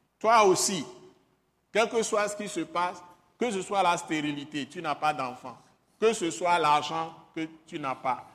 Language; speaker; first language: French; non-native, local second language; Ewe